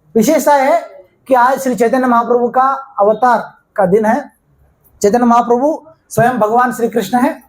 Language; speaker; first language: Hindi; non-native, local second language; Kannada